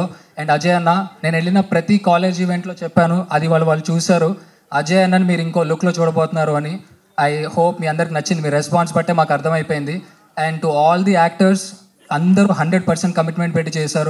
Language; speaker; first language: Telugu; native; Telugu